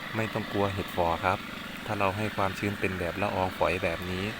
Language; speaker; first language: Thai; non-native, local second language; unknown